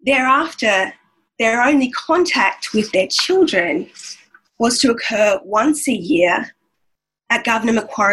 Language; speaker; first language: English; native; English